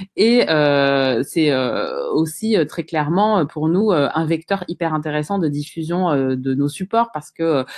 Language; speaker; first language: French; native; French